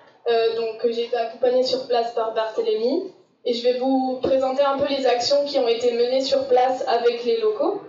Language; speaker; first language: French; native; French